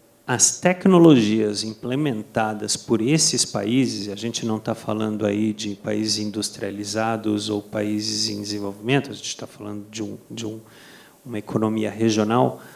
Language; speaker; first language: Portuguese; non-native, fluent; Spanish